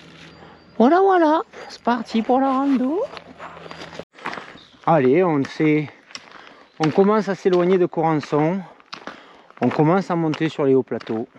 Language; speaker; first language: French; native; French